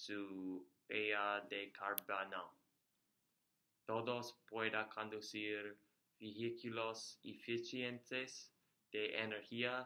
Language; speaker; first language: Spanish; non-native, learner; English